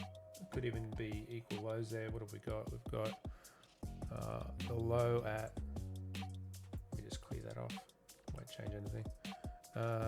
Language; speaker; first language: English; native; English